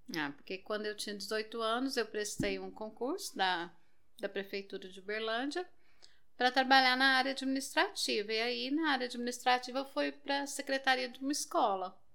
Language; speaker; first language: Portuguese; native; Portuguese